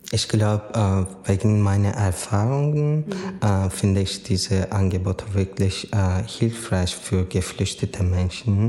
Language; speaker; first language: German; non-native, learner; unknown